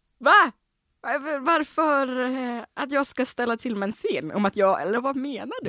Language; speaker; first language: Swedish; early bilingual, other home language; Russian